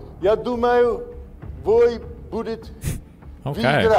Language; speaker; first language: Russian; non-native, learner; English